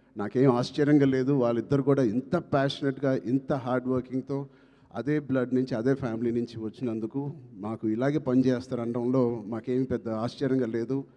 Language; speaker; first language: Telugu; native; Telugu